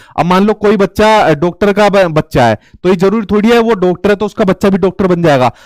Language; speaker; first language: Hindi; native; Hindi